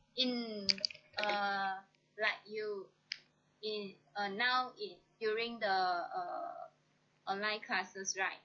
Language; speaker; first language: English; non-native, learner; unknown